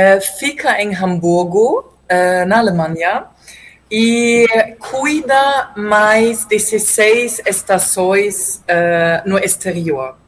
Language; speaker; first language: Portuguese; non-native, fluent; German